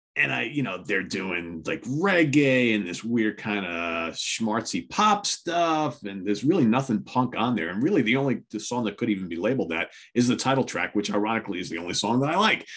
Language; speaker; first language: English; native; English